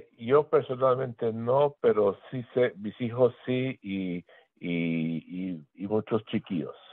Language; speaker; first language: Spanish; early bilingual, heritage; Spanish